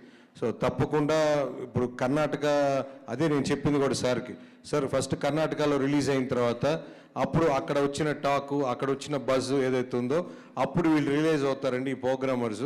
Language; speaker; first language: Telugu; native; Telugu